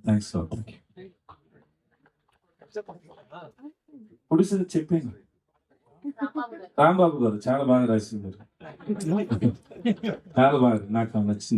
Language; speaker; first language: Telugu; non-native, learner; Tamil